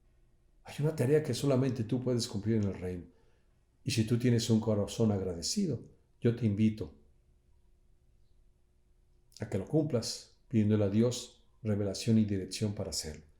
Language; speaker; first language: Spanish; native; Spanish